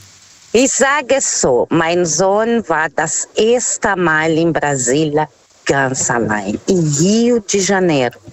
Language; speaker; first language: German; non-native, fluent; Portuguese